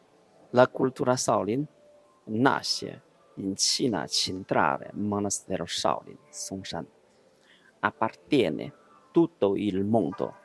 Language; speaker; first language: Italian; non-native, learner; Chinese